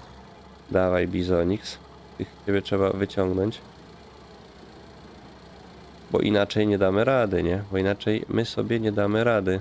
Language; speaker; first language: Polish; native; Polish